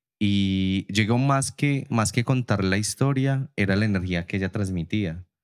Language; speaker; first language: Spanish; native; Spanish